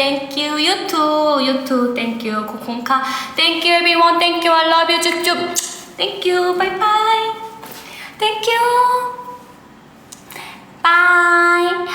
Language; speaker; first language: English; non-native, learner; Thai